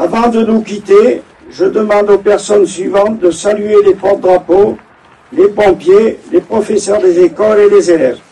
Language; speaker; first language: French; native; French